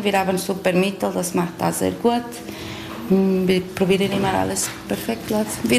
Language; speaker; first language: German; non-native, learner; Portuguese